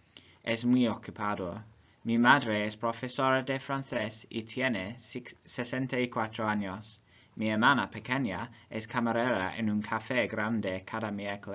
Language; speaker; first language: Spanish; non-native, learner; English